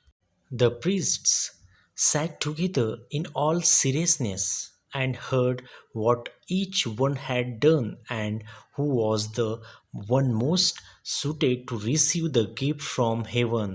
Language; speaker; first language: English; non-native, local second language; Marathi